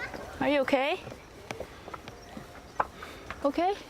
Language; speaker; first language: English; non-native, learner; Korean